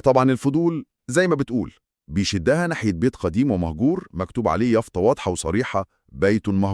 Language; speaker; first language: Arabic; native; Arabic